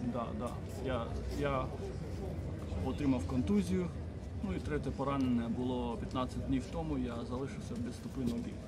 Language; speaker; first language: Ukrainian; non-native, fluent; Russian